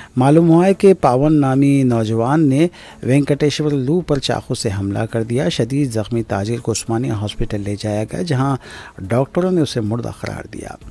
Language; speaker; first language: Urdu; native; Urdu